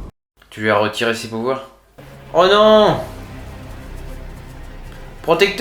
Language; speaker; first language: French; native; French